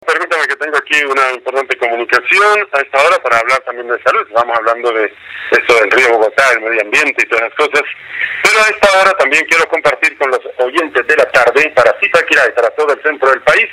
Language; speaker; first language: Spanish; native; Spanish